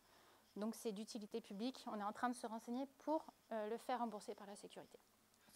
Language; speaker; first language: French; native; French